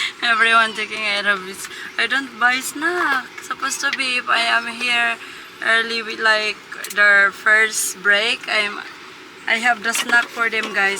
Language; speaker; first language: English; non-native, local second language; Filipino